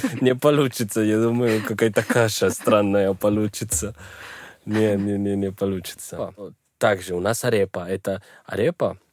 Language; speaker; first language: Russian; non-native, learner; Spanish